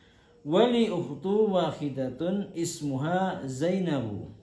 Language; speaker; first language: Arabic; non-native, fluent; Indonesian